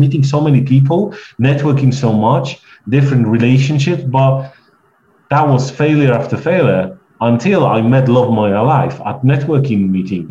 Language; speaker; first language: English; non-native, fluent; Polish